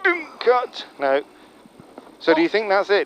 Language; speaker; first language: English; native; English